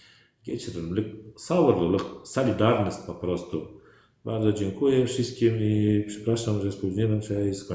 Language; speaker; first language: Polish; non-native, learner; Turkmen